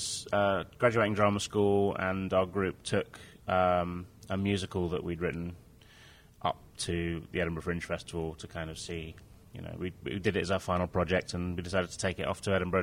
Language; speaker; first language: English; native; English